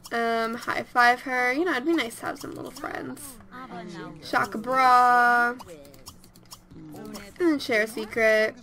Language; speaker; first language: English; native; English